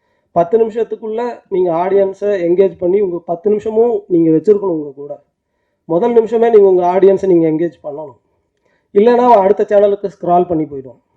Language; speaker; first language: Tamil; native; Tamil